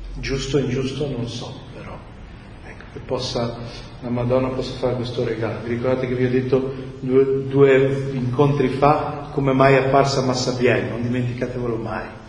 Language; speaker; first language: Italian; native; Italian